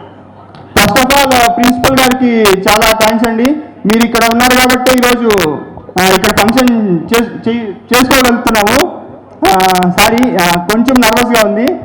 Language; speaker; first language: Telugu; native; Telugu